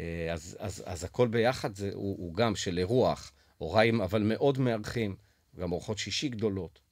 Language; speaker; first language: Hebrew; native; Hebrew